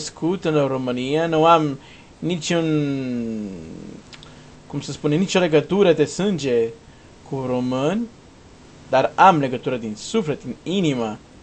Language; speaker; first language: Romanian; non-native, learner; Portuguese